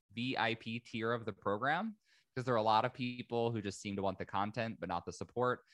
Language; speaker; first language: English; native; English